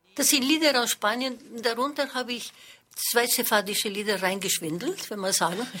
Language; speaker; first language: German; non-native, fluent; French